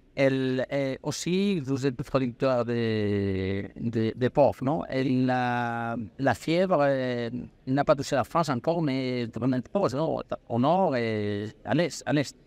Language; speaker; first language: French; non-native, learner; Spanish